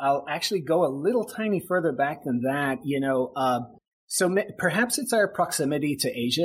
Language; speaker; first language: English; native; English